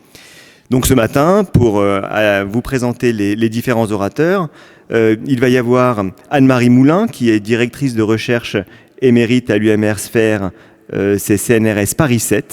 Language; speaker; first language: French; native; French